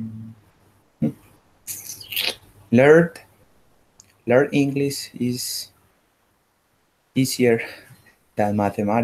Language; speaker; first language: English; non-native, learner; Spanish